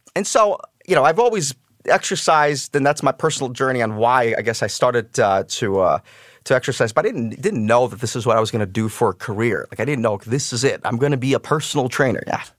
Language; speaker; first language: English; early bilingual, other home language; Russian